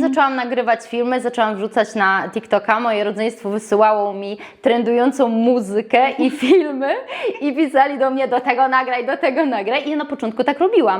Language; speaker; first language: Polish; native; Polish